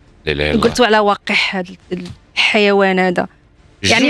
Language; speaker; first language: Arabic; native; Arabic